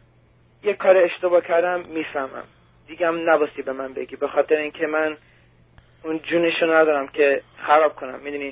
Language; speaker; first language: Persian; early bilingual, heritage; Persian